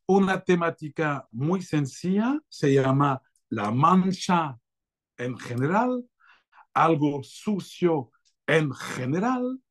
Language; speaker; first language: Spanish; non-native, fluent; French